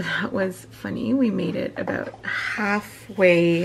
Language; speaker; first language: English; native; English